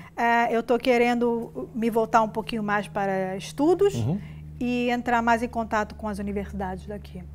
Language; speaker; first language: Portuguese; native; Portuguese